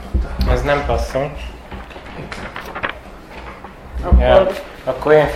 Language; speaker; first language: Hungarian; early bilingual, heritage; Hungarian